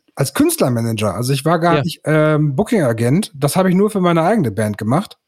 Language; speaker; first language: German; native; German